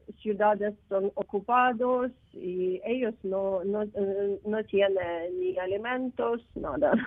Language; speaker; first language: Spanish; non-native, learner; Ukrainian